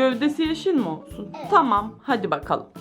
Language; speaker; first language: Turkish; native; Turkish